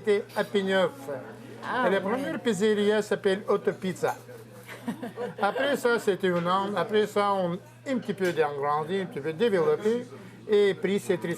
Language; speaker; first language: French; non-native, learner; Russian